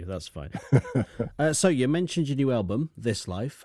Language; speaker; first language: English; native; English